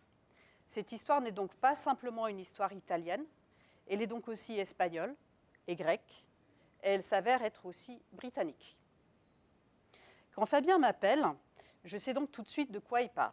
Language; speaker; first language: French; native; French